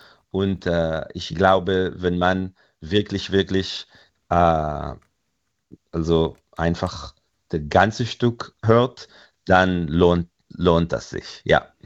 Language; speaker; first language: German; non-native, fluent; Hebrew